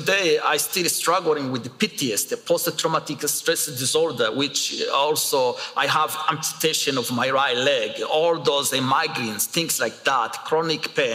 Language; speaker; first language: English; non-native, local second language; Kinyarwanda